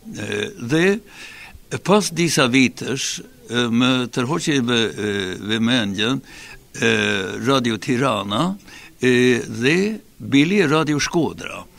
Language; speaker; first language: Albanian; non-native, fluent; Swedish